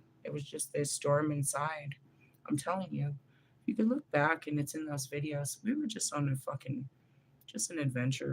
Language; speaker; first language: English; native; English